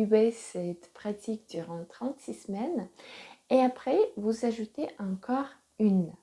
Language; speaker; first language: French; non-native, fluent; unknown